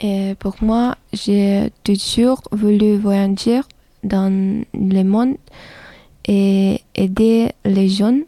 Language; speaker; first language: French; non-native, fluent; Czech